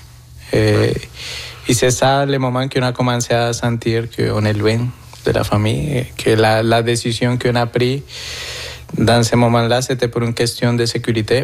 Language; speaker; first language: French; non-native, fluent; Spanish